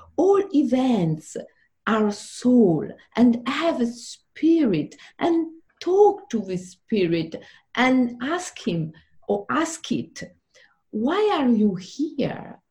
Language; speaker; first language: English; non-native, fluent; Italian